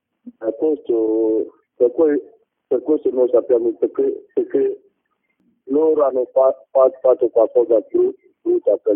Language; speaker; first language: Italian; non-native, learner; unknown